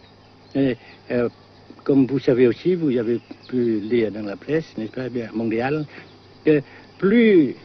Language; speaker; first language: French; non-native, local second language; Vietnamese